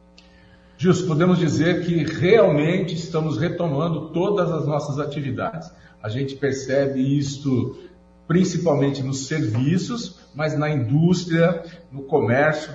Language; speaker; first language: Portuguese; native; Portuguese